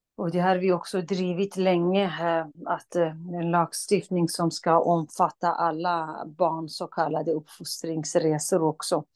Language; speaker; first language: Swedish; non-native, fluent; Kurdish